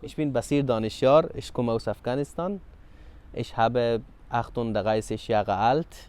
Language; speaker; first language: German; non-native, learner; Persian